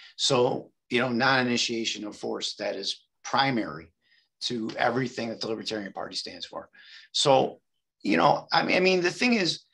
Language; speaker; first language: English; native; English